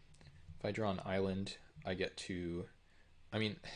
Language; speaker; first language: English; native; English